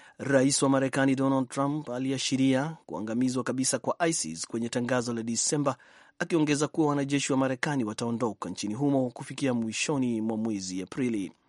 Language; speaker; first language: Swahili; non-native, local second language; Kikuyu